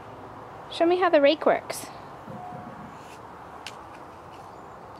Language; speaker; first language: English; native; English